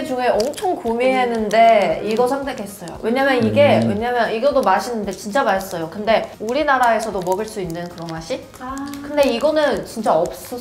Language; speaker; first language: Korean; non-native, learner; Chinese